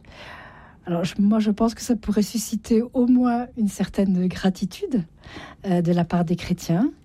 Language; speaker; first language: French; native; French